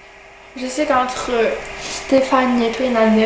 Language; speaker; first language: French; native; French